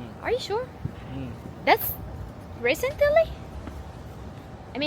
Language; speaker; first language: English; non-native, learner; Arabic